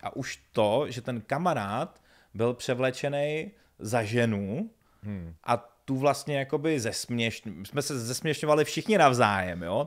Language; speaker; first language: Czech; native; Czech